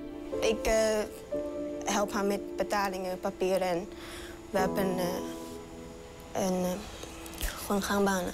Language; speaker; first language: Dutch; early bilingual, other home language; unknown